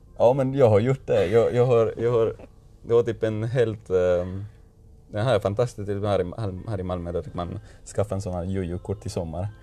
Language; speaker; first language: Swedish; non-native, learner; Spanish